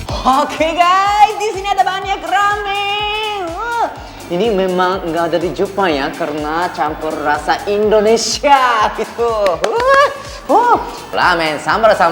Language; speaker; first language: Indonesian; non-native, fluent; Japanese